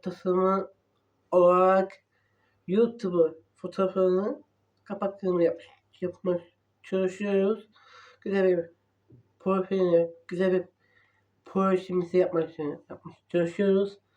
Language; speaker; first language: Turkish; non-native, learner; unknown